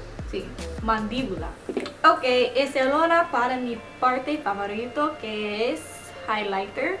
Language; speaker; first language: Spanish; non-native, learner; English